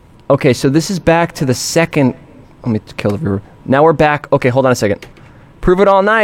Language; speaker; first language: English; native; English